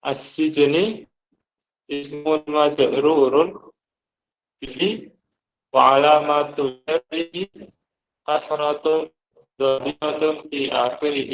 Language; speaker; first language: Arabic; non-native, learner; Indonesian